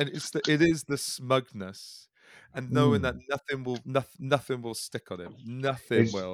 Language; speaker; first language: English; native; English